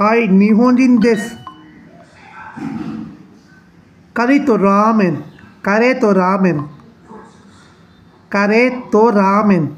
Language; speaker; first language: Japanese; non-native, learner; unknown